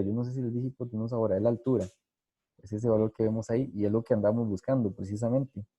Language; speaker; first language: Spanish; native; Spanish